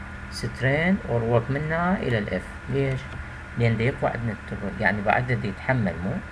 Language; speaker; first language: Arabic; native; Arabic